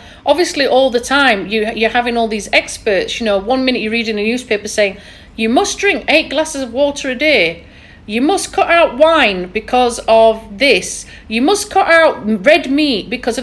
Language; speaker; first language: English; native; English